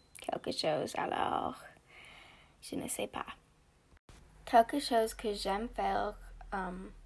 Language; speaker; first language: French; non-native, learner; English